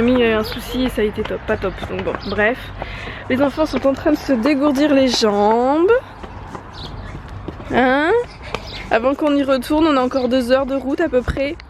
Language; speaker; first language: French; native; French